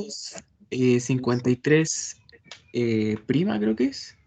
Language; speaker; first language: Spanish; native; Spanish